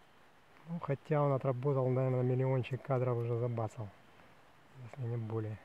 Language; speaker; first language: Russian; native; Russian